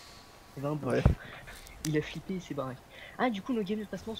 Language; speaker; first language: French; native; French